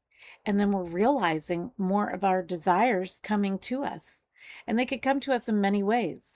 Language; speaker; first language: English; native; English